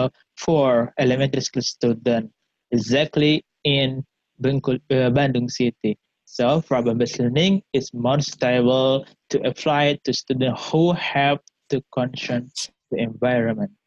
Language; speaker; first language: English; non-native, learner; Indonesian